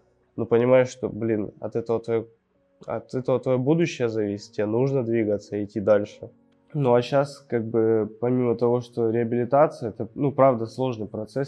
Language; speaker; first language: Russian; native; Russian